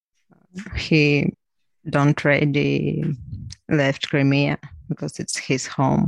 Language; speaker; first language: English; non-native, learner; Ukrainian